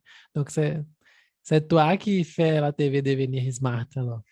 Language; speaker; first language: French; non-native, fluent; Portuguese